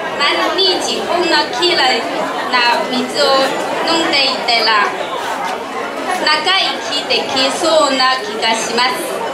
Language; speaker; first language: Japanese; non-native, learner; Chinese